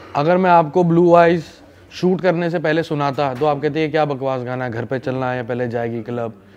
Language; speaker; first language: Hindi; native; Hindi